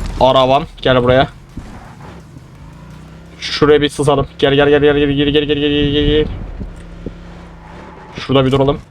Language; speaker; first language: Turkish; native; Turkish